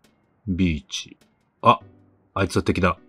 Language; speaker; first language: Japanese; native; Japanese